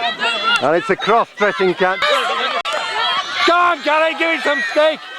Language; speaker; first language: English; native; English